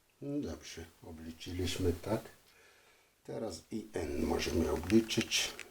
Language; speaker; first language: Polish; non-native, fluent; French